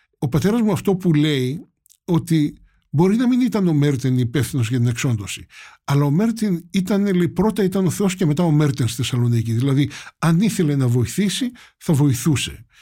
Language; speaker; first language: Greek; native; Greek